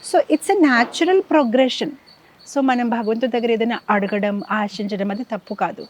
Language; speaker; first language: Telugu; non-native, fluent; Gujarati